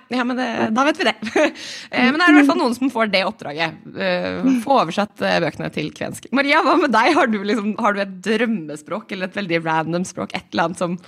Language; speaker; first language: Norwegian; native; Norwegian